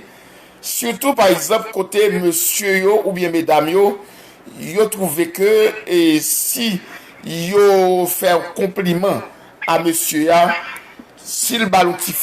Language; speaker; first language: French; non-native, learner; Haitian Creole